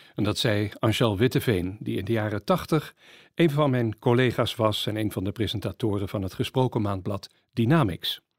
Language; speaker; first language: Dutch; native; Dutch